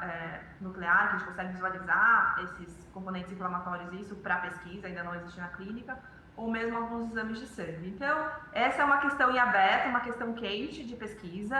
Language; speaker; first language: Portuguese; native; Portuguese